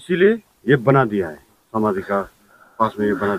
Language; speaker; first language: Hindi; non-native, local second language; Nepali